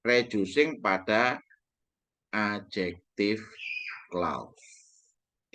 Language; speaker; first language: English; non-native, fluent; Indonesian